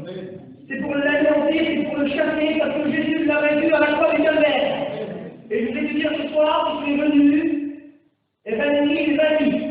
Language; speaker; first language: French; native; French